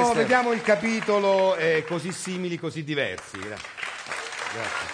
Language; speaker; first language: Italian; native; Italian